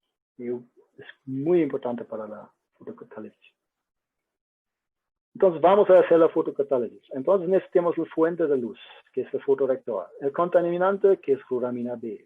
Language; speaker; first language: Spanish; non-native, learner; German